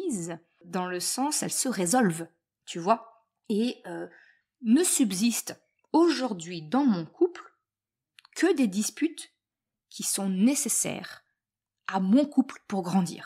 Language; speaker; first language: French; native; French